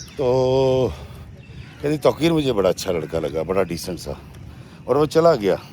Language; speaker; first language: Urdu; native; Urdu